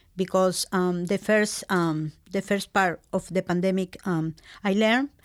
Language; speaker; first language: English; non-native, learner; Spanish